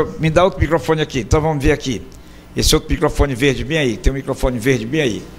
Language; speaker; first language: Portuguese; native; Portuguese